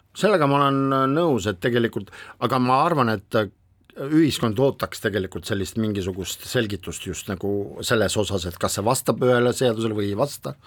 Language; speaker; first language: Estonian; non-native, local second language; Russian